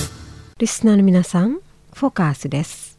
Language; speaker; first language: Japanese; non-native, fluent; Indonesian